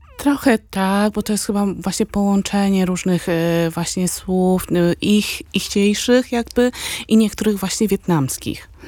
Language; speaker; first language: Polish; early bilingual, other home language; Vietnamese